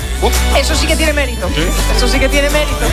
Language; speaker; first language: Spanish; native; Spanish